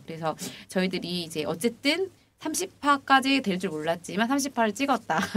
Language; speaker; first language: Korean; native; Korean